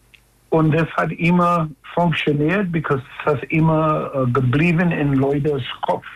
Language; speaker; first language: German; non-native, learner; English